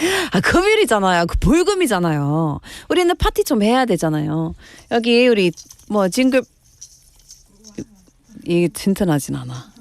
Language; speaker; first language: Korean; non-native, learner; English